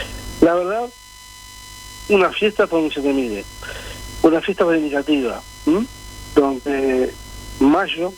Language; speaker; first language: Spanish; native; Spanish